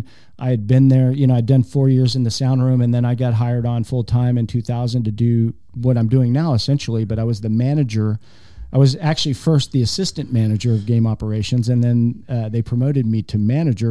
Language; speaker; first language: English; native; English